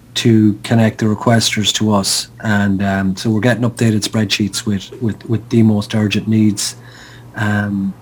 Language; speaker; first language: English; native; English